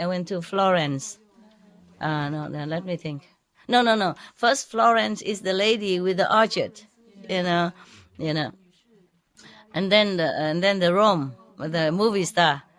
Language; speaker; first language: English; non-native, fluent; Vietnamese